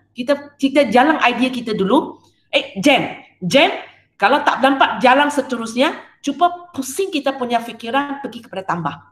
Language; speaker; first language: Malay; non-native, local second language; Chinese